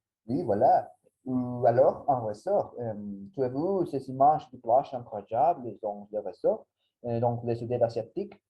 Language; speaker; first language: French; non-native, learner; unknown